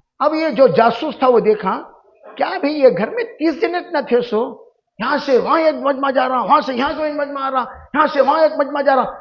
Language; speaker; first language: Urdu; native; Urdu